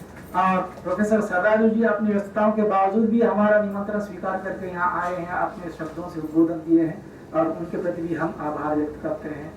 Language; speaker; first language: Hindi; native; Hindi